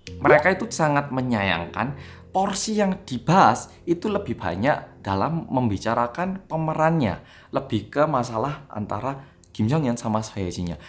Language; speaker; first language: Indonesian; non-native, fluent; Korean